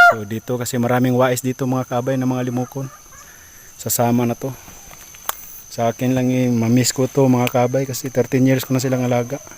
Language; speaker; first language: Filipino; non-native, local second language; Cebuano